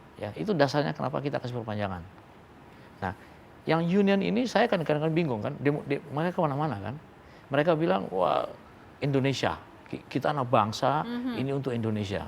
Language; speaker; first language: Indonesian; native; Indonesian